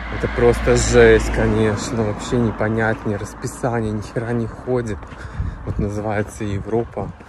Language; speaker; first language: Russian; native; Russian